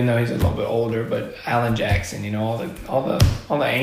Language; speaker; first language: English; native; English